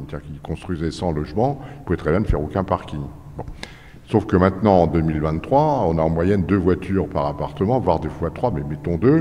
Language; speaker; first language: French; native; French